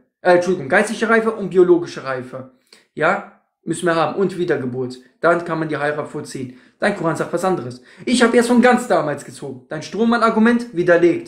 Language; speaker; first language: German; native; German